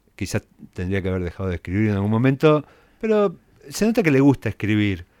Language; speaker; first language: Spanish; native; Spanish